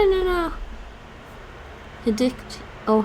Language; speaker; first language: Dutch; non-native, learner; English